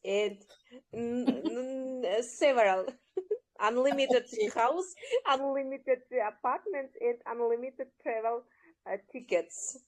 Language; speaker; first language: English; non-native, learner; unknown